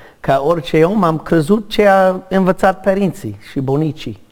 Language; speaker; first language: Romanian; non-native, learner; English